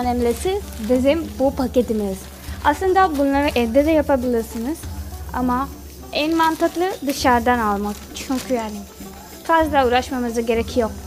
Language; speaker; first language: Turkish; non-native, learner; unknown